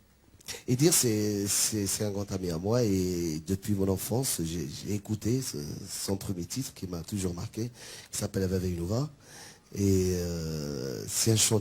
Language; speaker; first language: French; non-native, local second language; Arabic